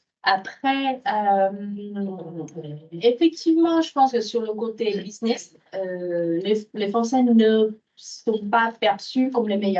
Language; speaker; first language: French; non-native, fluent; Vietnamese